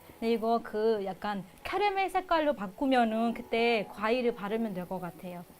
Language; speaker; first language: Korean; non-native, fluent; Chinese